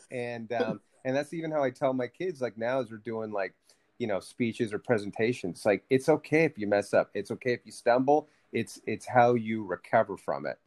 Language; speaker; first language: English; early bilingual, other home language; Spanish